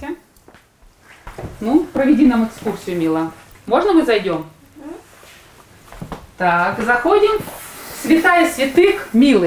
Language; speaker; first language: Russian; native; Russian